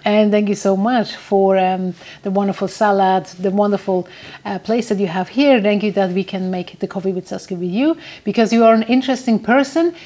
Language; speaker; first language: English; non-native, fluent; German